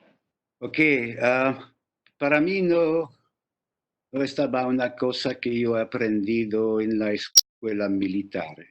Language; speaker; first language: Spanish; non-native, fluent; English